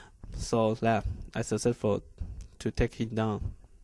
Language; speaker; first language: English; non-native, learner; Chinese